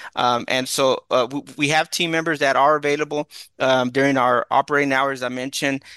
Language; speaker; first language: English; early bilingual, other home language; Spanish